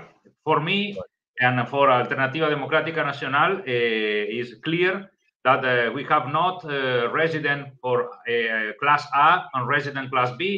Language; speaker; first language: English; non-native, learner; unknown